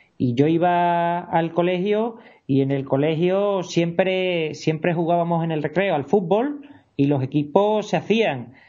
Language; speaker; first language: Spanish; native; Spanish